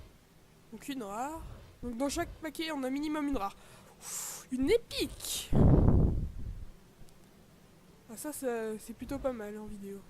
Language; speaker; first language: French; native; French